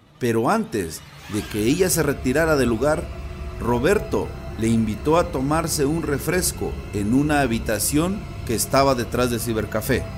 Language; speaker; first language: Spanish; native; Spanish